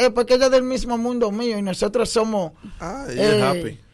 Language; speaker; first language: Spanish; native; Spanish